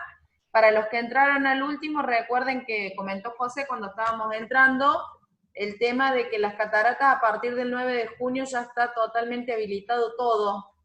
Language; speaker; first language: Spanish; native; Spanish